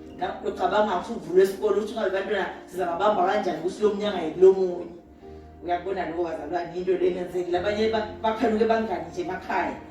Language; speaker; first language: Zulu; non-native, local second language; Swati